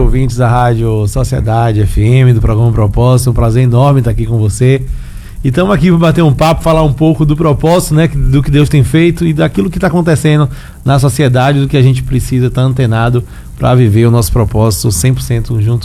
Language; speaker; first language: Portuguese; native; Portuguese